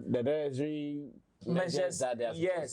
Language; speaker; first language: English; non-native, local second language; Akan